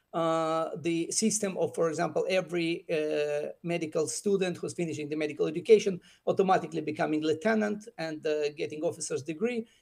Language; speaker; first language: English; non-native, fluent; Russian